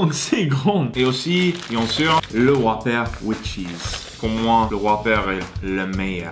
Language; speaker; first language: French; non-native, learner; English